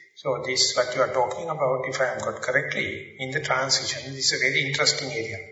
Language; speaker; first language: English; non-native, local second language; Sinhala